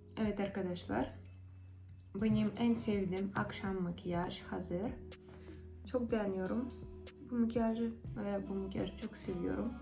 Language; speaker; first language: Turkish; non-native, fluent; Russian